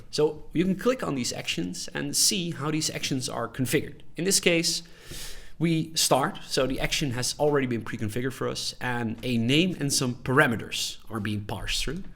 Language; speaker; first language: English; non-native, fluent; Dutch